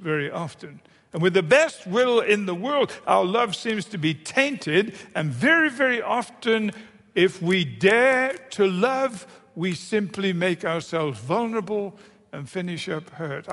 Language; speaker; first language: English; native; English